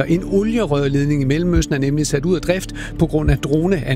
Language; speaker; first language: Danish; native; Danish